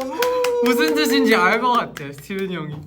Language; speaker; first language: Korean; non-native, local second language; Filipino